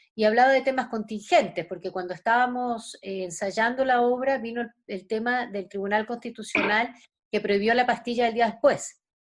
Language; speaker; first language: Spanish; native; Spanish